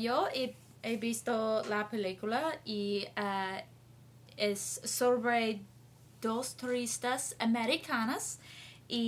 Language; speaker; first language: Spanish; non-native, learner; English